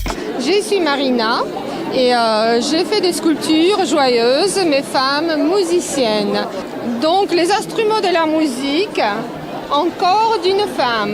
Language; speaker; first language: French; non-native, fluent; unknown